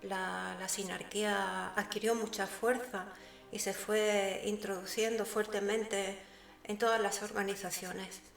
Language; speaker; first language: Spanish; native; Spanish